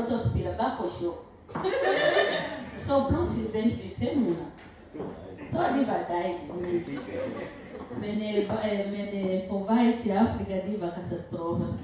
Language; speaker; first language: Danish; non-native, learner; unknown